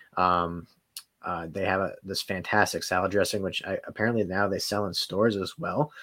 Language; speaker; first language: English; native; English